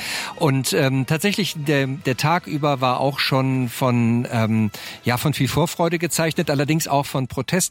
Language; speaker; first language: German; native; German